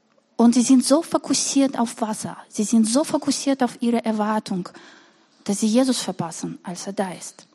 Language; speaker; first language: German; non-native, fluent; Russian